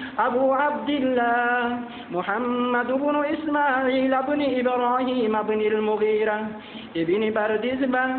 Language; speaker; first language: Arabic; non-native, fluent; Bangla